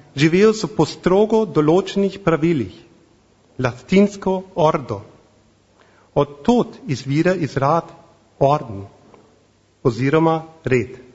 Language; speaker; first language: Slovenian; non-native, fluent; German